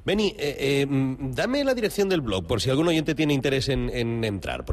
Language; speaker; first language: Spanish; native; Spanish